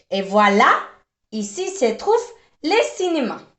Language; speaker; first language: French; non-native, fluent; Spanish